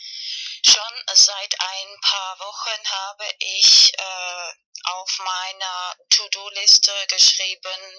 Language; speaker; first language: German; non-native, fluent; Spanish